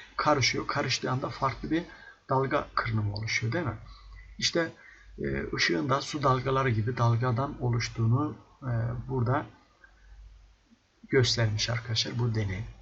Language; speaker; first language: Turkish; native; Turkish